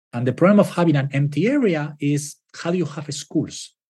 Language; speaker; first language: English; non-native, fluent; Spanish